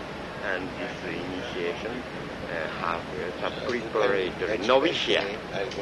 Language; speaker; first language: English; non-native, learner; Japanese